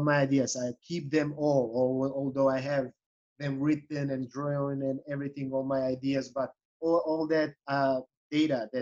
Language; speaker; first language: English; non-native, fluent; Serbian